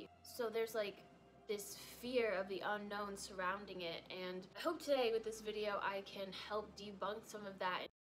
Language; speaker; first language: English; native; English